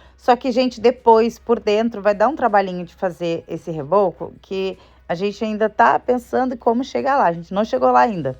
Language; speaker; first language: Portuguese; native; Portuguese